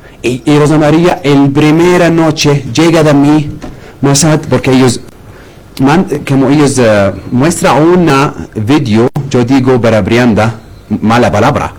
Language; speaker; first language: Spanish; non-native, learner; Arabic